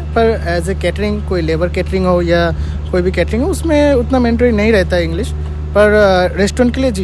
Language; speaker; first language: Hindi; non-native, local second language; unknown